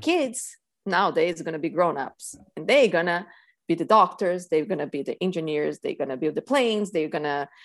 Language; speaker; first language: English; non-native, fluent; Portuguese